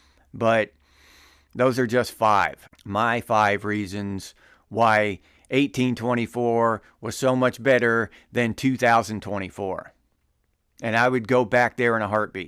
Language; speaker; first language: English; native; English